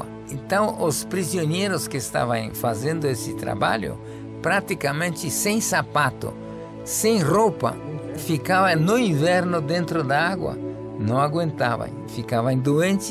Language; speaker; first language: Portuguese; non-native, fluent; Polish